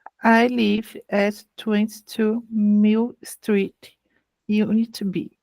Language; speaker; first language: English; non-native, learner; Portuguese